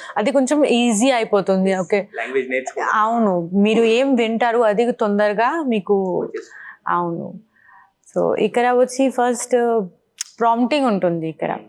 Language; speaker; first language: Telugu; non-native, learner; Bangla